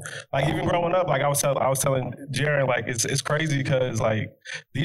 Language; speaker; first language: English; native; English